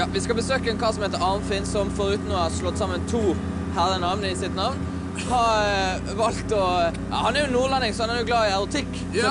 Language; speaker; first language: Norwegian; native; Norwegian